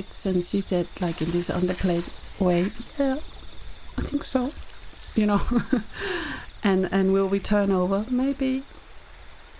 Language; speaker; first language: English; native; English